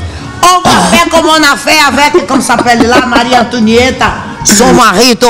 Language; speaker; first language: French; non-native, fluent; Portuguese